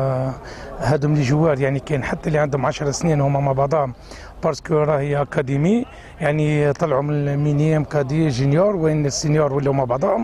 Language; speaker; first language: Arabic; native; Arabic